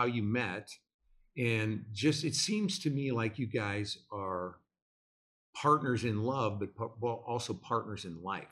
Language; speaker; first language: English; native; English